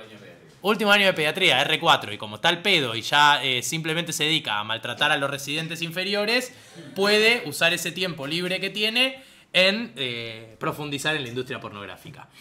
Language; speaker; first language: Spanish; native; Spanish